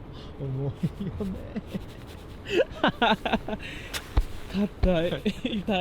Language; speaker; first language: Japanese; non-native, learner; English